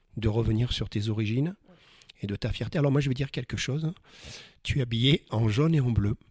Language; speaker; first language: French; native; French